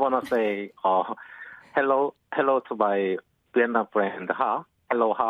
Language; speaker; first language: English; non-native, learner; Korean